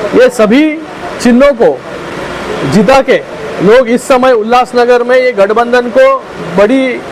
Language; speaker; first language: Hindi; non-native, local second language; Marathi